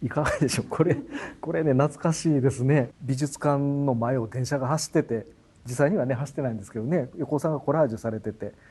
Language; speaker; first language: Japanese; native; Japanese